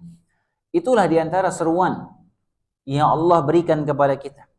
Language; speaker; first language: Indonesian; native; Indonesian